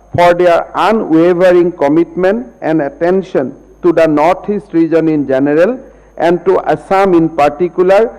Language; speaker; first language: English; non-native, local second language; Assamese